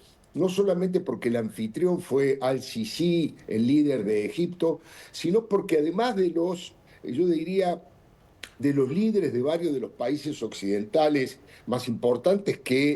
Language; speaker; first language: Spanish; native; Spanish